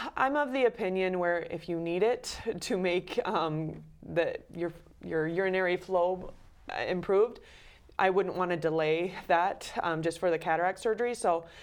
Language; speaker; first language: English; native; English